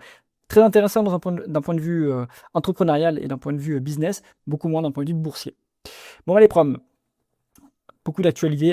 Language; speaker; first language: French; native; French